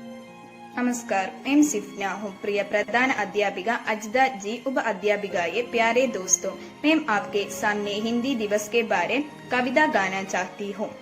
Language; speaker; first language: Hindi; non-native, local second language; Malayalam